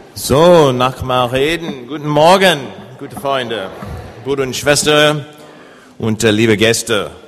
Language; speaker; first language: German; non-native, learner; English